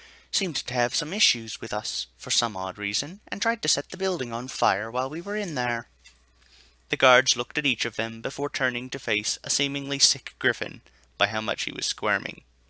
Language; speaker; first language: English; native; English